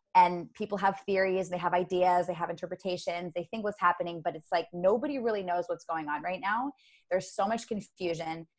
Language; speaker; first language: English; native; English